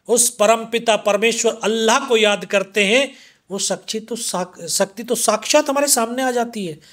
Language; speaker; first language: Hindi; native; Hindi